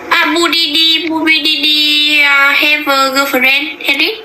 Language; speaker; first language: English; non-native, learner; Vietnamese